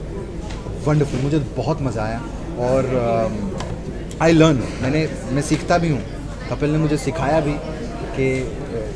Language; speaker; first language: Hindi; native; Hindi